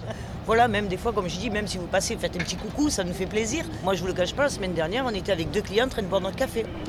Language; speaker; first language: French; native; French